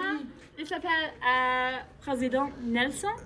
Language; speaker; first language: French; non-native, fluent; English